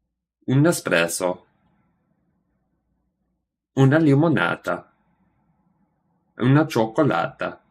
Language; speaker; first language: Italian; non-native, learner; English